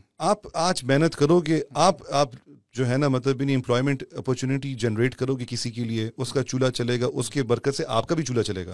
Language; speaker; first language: Urdu; non-native, local second language; Pashto